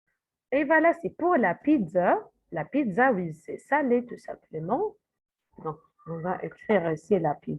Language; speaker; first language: French; non-native, fluent; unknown